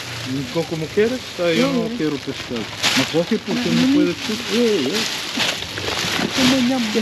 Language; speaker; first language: Spanish; non-native, learner; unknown